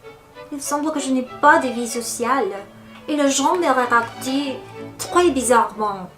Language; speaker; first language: French; non-native, learner; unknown